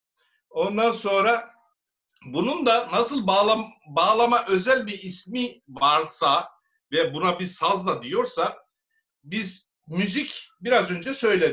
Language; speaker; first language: Turkish; native; Turkish